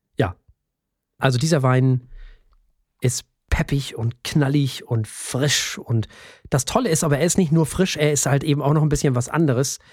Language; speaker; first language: German; native; German